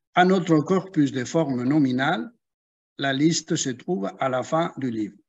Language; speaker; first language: French; non-native, fluent; Spanish